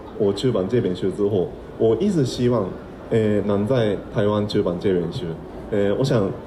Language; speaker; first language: Chinese; non-native, fluent; Japanese